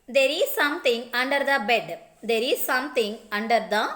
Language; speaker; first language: English; non-native, local second language; Telugu